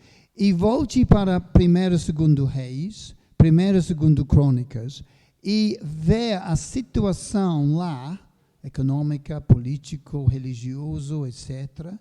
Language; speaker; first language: Portuguese; non-native, fluent; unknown